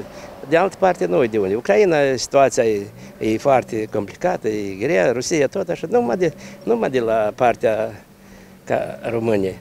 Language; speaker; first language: Romanian; non-native, local second language; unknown